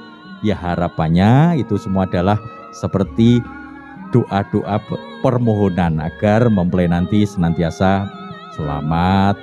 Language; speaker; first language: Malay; non-native, local second language; Javanese